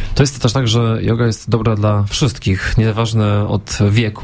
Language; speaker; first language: Polish; native; Polish